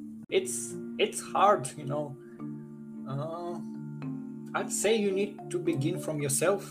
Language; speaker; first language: English; non-native, fluent; Ukrainian